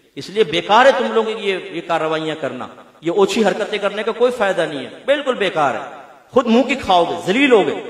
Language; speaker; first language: Urdu; native; Urdu